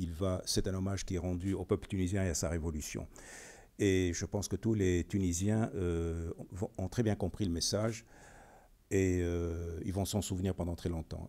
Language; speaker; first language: French; non-native, local second language; Arabic